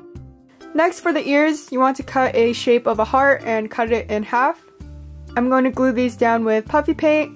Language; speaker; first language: English; native; English